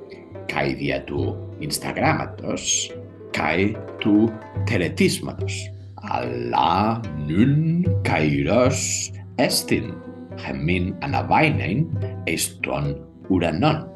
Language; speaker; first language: Greek; non-native, learner; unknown